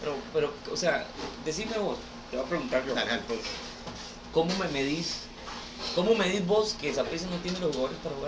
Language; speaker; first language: Spanish; native; Spanish